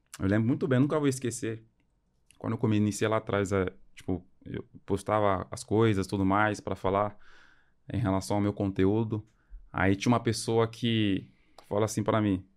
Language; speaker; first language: Portuguese; early bilingual, other home language; French